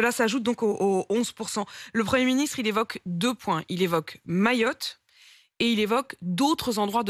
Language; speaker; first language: French; native; French